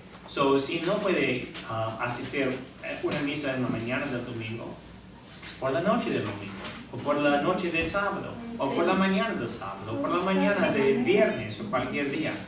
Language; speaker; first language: Spanish; non-native, fluent; English